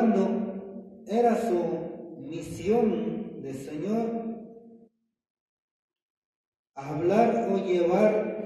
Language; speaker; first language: Spanish; non-native, fluent; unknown